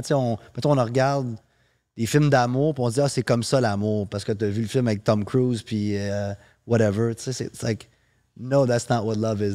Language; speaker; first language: French; early bilingual, heritage; French